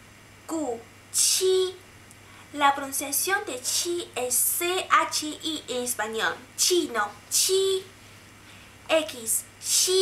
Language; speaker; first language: Spanish; non-native, learner; Chinese